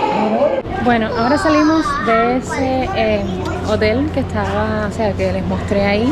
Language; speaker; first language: Spanish; native; Spanish